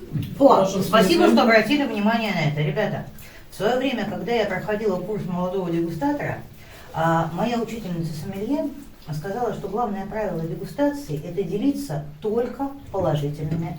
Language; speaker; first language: Russian; native; Russian